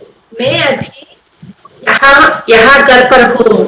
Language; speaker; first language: Hindi; non-native, learner; Telugu